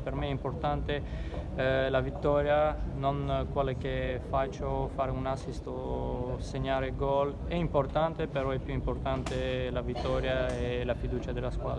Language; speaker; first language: Italian; non-native, learner; Armenian